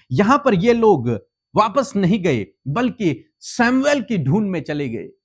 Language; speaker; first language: Hindi; native; Hindi